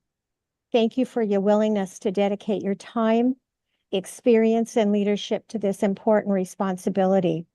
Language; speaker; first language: English; native; English